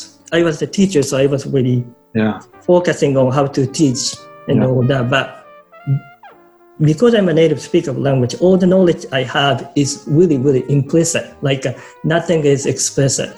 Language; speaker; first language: English; non-native, fluent; Japanese